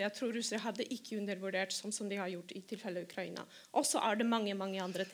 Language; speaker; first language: Norwegian; non-native, fluent; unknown